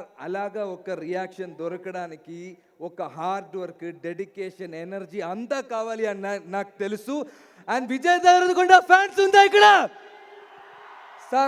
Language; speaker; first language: Telugu; non-native, learner; Malayalam